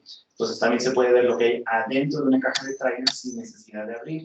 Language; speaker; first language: Spanish; native; Spanish